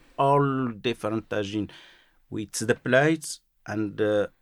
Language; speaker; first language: English; non-native, learner; Arabic